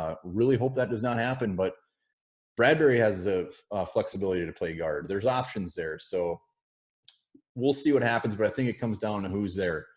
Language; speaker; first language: English; native; English